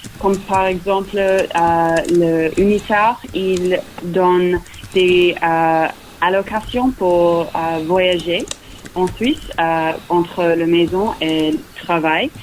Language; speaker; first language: French; non-native, fluent; English